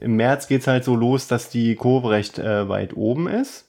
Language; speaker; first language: German; native; German